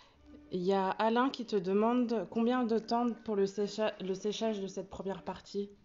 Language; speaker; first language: French; native; French